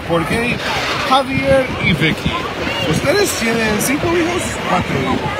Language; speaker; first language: Spanish; non-native, learner; English